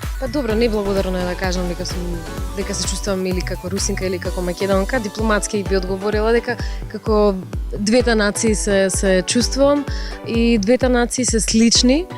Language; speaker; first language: Macedonian; early bilingual, other home language; Russian